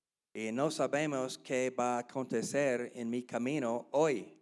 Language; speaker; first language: Spanish; non-native, learner; English